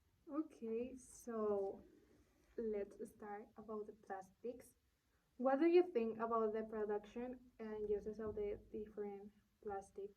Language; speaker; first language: English; non-native, learner; Spanish